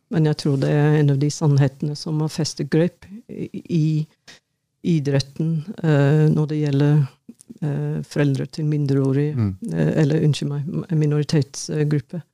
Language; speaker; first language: Norwegian; non-native, fluent; English